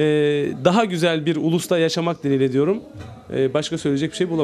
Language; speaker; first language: Turkish; native; Turkish